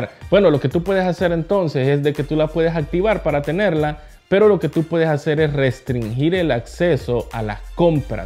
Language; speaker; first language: Spanish; native; Spanish